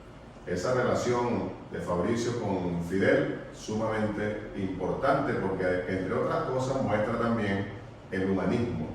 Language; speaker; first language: Spanish; native; Spanish